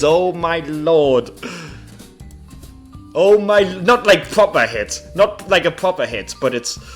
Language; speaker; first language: English; native; English